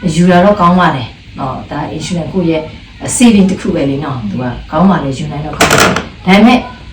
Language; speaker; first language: Burmese; non-native, local second language; Thado Chin